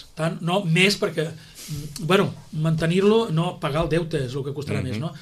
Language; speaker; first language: Catalan; native; Catalan